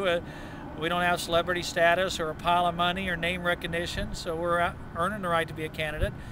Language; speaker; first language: English; native; English